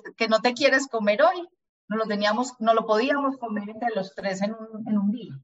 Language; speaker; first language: Spanish; early bilingual, other home language; German